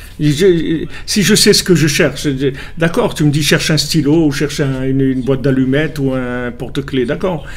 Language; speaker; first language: French; native; French